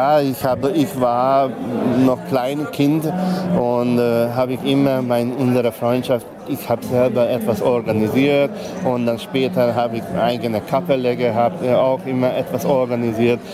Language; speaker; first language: German; non-native, local second language; Hungarian